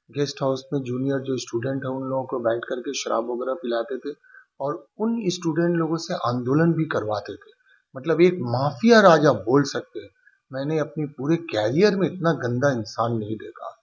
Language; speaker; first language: Hindi; non-native, local second language; Bangla